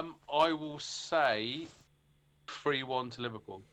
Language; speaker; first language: English; native; English